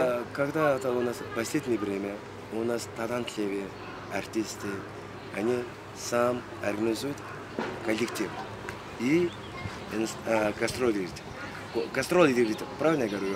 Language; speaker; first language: Russian; non-native, learner; Mongolian